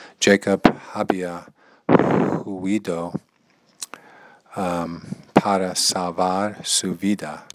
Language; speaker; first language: Spanish; non-native, learner; English